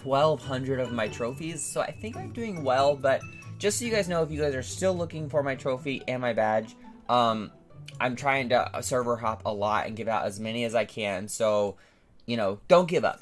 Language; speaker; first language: English; native; English